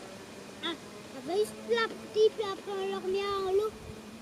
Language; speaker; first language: French; native; French